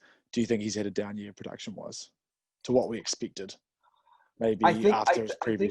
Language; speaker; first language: English; native; English